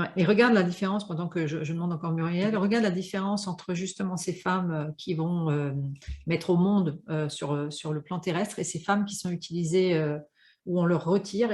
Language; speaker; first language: French; native; French